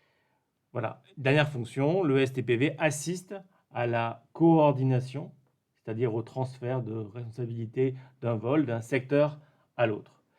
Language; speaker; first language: French; native; French